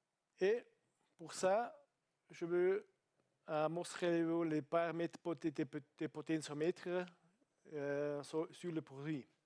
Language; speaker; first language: French; non-native, learner; Italian